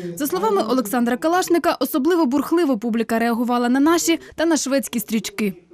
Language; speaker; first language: Ukrainian; native; Ukrainian